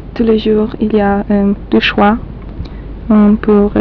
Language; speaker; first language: French; non-native, learner; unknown